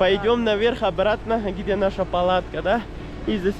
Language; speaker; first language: Russian; non-native, learner; Urdu